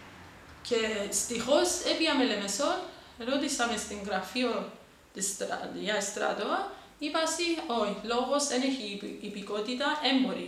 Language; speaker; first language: Greek; non-native, learner; Persian